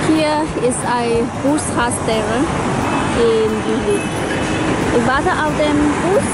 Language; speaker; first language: German; non-native, learner; Chinese